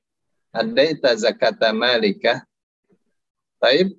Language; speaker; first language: Arabic; non-native, fluent; Indonesian